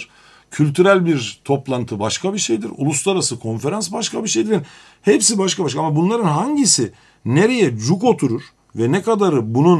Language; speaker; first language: Turkish; native; Turkish